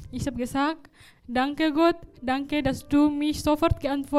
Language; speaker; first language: German; non-native, learner; Indonesian